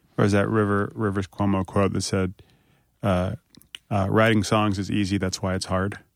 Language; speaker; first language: English; native; English